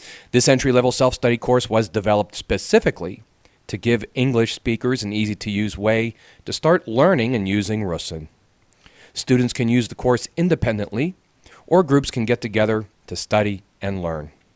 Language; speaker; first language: English; native; English